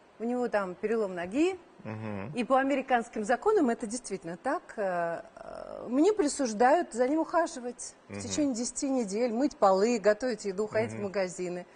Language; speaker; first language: Russian; native; Russian